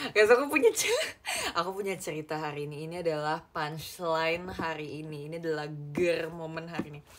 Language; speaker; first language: Indonesian; native; Indonesian